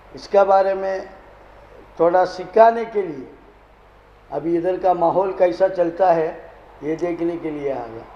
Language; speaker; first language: Hindi; non-native, local second language; Malayalam